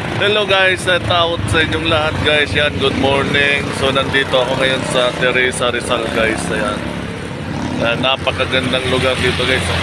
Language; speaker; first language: Filipino; non-native, local second language; Cebuano